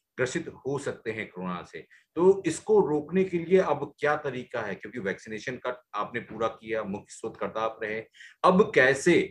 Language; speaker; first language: Hindi; native; Hindi